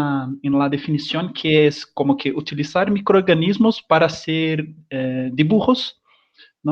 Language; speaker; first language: Spanish; non-native, learner; Portuguese